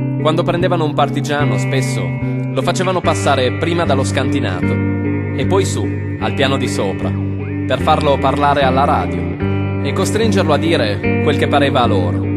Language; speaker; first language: Italian; native; Italian